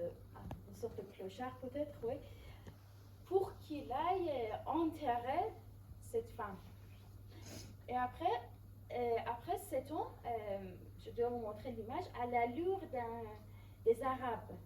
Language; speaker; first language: French; non-native, fluent; Persian